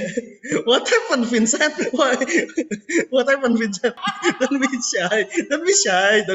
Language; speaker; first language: English; non-native, learner; Indonesian